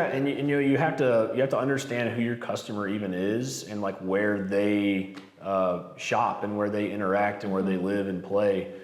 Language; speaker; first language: English; native; English